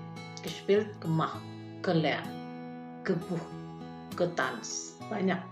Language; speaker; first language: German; non-native, fluent; Indonesian